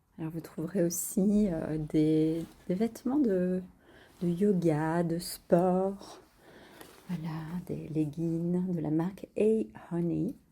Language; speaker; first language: French; native; French